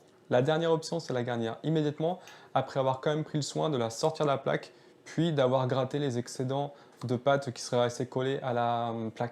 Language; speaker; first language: French; native; French